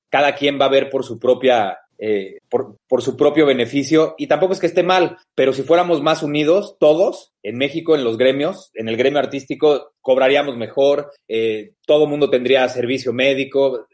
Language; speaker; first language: Spanish; native; Spanish